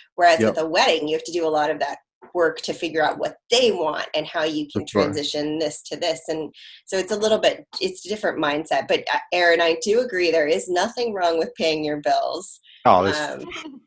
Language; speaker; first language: English; native; English